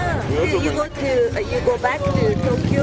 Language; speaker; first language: English; non-native, learner; Japanese